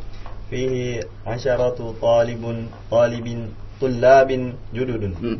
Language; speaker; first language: Arabic; non-native, learner; Indonesian